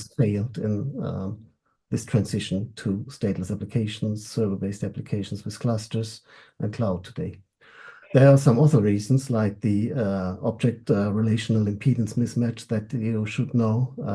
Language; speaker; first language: English; non-native, fluent; German